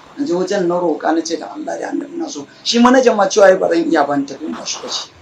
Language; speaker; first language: Hausa; native; Hausa